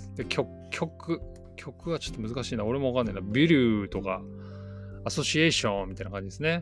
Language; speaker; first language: Japanese; native; Japanese